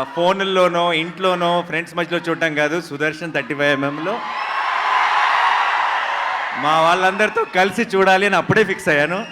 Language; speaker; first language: Telugu; native; Telugu